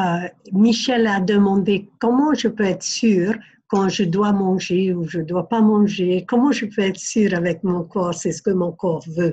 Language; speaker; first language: French; non-native, fluent; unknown